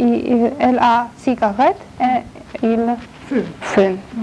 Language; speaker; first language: French; non-native, learner; Polish